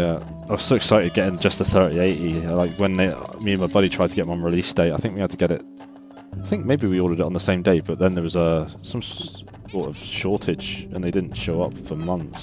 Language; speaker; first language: English; native; English